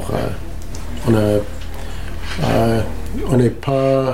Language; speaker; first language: French; non-native, learner; English